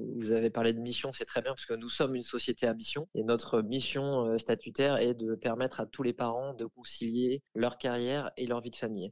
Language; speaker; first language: French; native; French